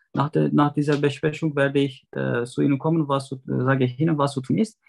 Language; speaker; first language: German; non-native, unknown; Turkish